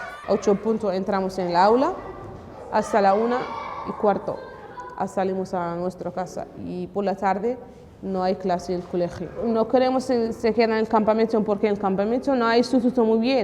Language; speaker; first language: Spanish; non-native, learner; Arabic